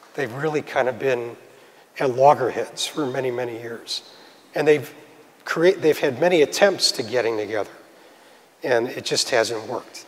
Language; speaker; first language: English; native; English